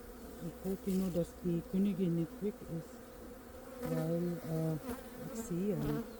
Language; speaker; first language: German; non-native, learner; Filipino